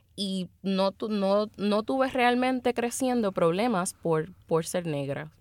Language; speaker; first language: Spanish; native; Spanish